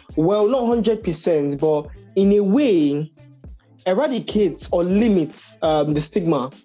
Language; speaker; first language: English; non-native, local second language; Yoruba